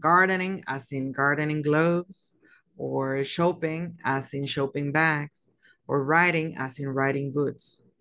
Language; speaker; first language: English; non-native, fluent; Spanish